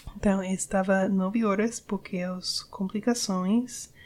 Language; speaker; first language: Portuguese; non-native, learner; English